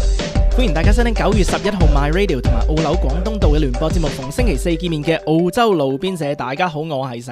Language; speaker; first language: Cantonese; native; Cantonese